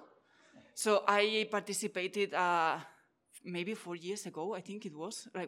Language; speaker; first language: English; non-native, fluent; Catalan